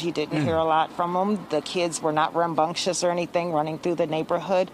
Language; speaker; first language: English; native; English